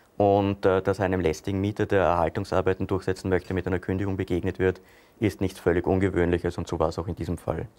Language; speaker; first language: German; native; German